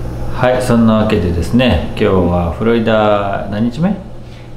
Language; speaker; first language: Japanese; native; Japanese